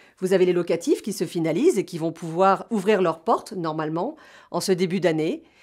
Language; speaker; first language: French; native; French